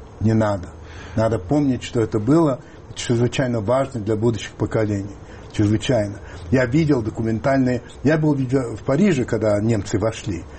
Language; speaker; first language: Russian; non-native, fluent; French